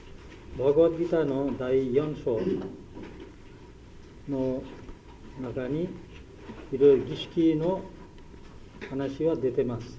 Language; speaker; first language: Japanese; non-native, learner; Bangla